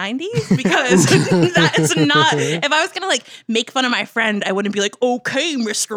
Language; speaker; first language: English; native; English